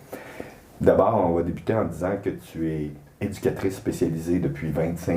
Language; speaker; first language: French; native; French